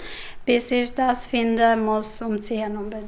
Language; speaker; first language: German; non-native, learner; Albanian